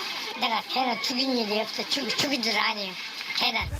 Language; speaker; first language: Korean; native; Korean